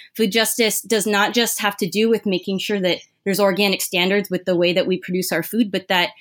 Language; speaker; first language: English; native; English